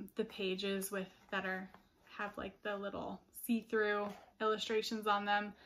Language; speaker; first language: English; native; English